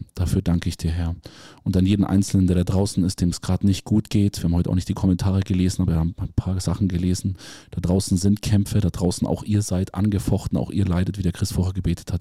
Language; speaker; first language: German; native; German